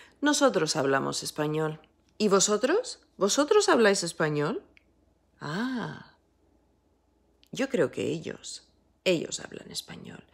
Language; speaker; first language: Spanish; non-native, fluent; French